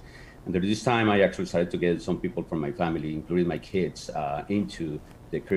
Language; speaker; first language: English; non-native, fluent; Spanish